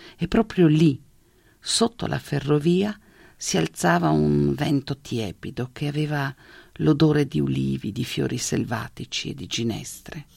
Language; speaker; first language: Italian; non-native, local second language; Slovenian